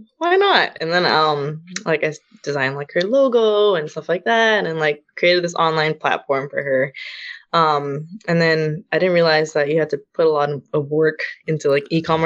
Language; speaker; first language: English; native; English